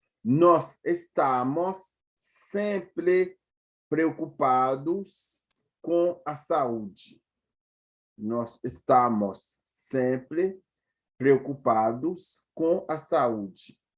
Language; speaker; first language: Portuguese; non-native, fluent; Haitian Creole